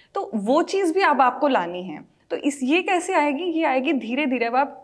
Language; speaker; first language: Hindi; native; Hindi